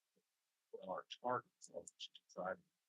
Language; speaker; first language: English; native; English